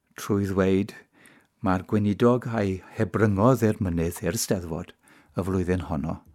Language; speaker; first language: Welsh; native; Welsh